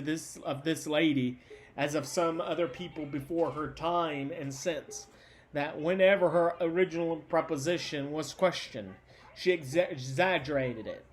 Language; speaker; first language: English; native; English